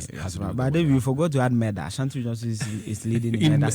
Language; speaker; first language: English; non-native, local second language; Akan